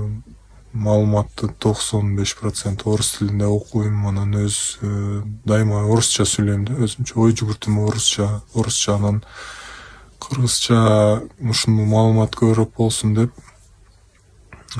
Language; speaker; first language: Kyrgyz; non-native, local second language; Russian